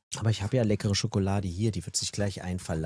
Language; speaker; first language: German; native; German